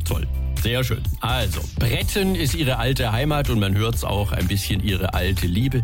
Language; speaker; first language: German; native; German